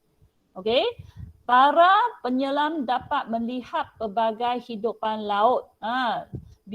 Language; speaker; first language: Indonesian; non-native, local second language; Chinese